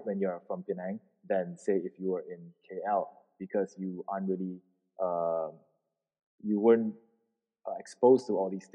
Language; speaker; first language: English; non-native, local second language; Min Nan Chinese